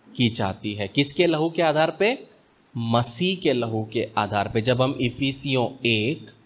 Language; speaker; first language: Hindi; native; Hindi